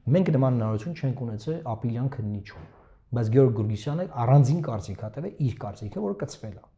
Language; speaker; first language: Armenian; native; Armenian